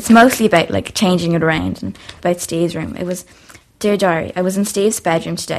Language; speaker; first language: English; native; English